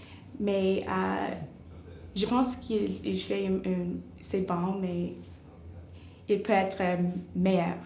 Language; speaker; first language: French; non-native, local second language; English